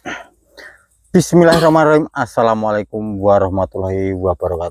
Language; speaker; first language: Indonesian; native; Indonesian